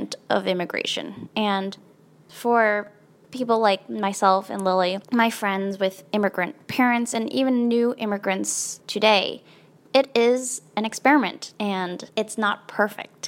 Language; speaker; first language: English; early bilingual, other home language; Chinese